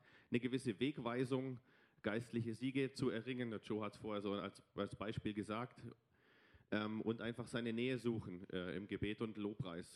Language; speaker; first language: German; native; German